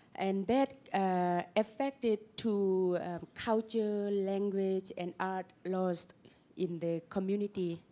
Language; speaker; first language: English; non-native, learner; Lao